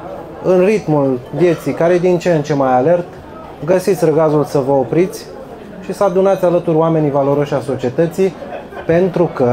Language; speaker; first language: Romanian; native; Romanian